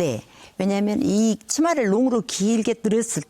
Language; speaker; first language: Korean; native; Korean